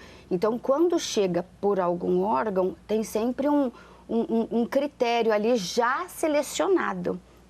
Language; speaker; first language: Portuguese; native; Portuguese